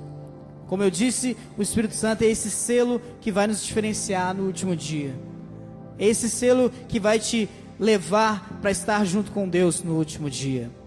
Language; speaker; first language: Portuguese; native; Portuguese